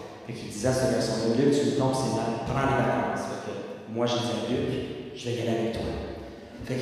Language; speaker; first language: French; native; French